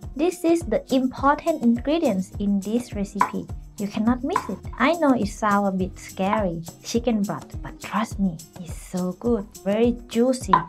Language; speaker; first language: English; non-native, fluent; Thai